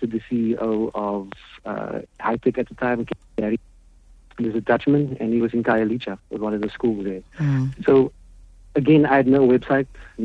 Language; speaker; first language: English; native; English